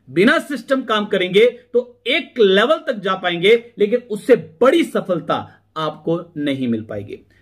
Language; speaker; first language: Hindi; native; Hindi